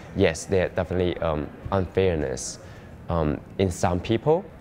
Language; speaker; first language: English; non-native, fluent; Chinese